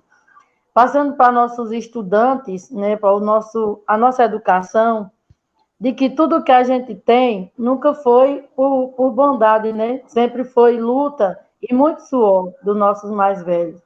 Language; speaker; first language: Portuguese; native; Portuguese